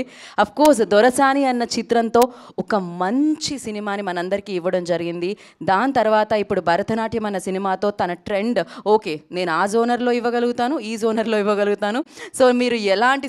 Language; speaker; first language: Telugu; native; Telugu